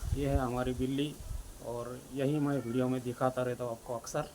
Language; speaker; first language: Hindi; non-native, local second language; Marathi